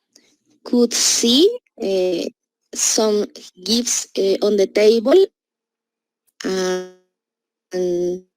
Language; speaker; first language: English; non-native, learner; Spanish